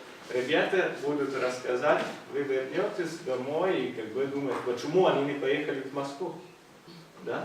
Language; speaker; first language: Russian; non-native, fluent; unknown